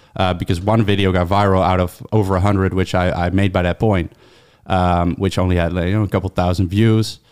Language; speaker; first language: English; non-native, fluent; Dutch